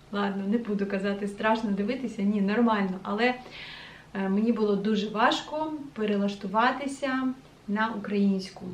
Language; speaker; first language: Ukrainian; non-native, local second language; Russian